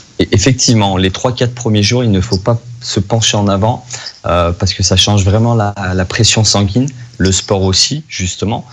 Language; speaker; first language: French; native; French